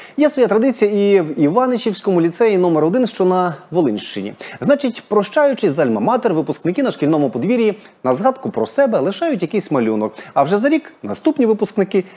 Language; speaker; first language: Ukrainian; native; Ukrainian